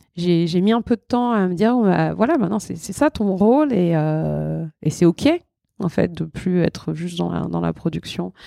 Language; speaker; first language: French; early bilingual, other home language; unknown